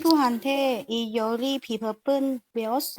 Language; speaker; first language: Korean; non-native, learner; Vietnamese